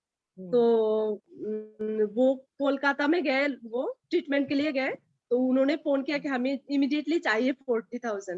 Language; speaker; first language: Hindi; native; Hindi